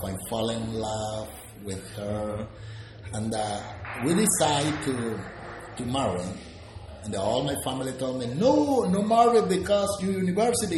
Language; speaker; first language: English; non-native, learner; Spanish